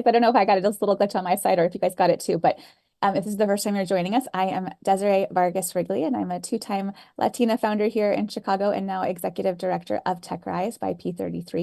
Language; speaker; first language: English; native; English